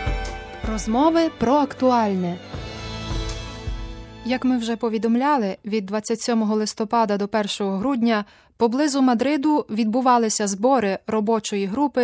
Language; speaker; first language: Ukrainian; native; Ukrainian